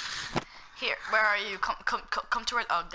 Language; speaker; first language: English; native; English